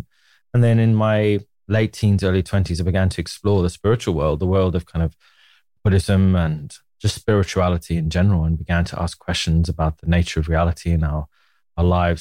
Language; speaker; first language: English; native; English